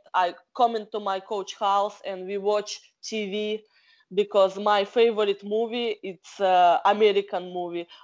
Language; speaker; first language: English; non-native, learner; Kazakh